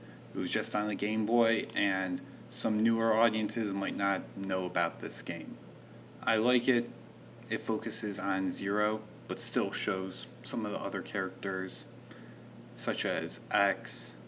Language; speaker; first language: English; native; English